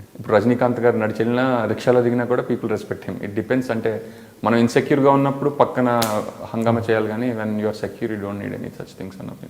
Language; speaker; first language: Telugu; native; Telugu